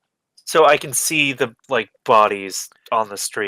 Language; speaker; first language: English; native; English